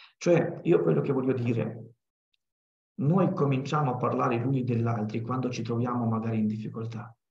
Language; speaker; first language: Italian; non-native, fluent; Ukrainian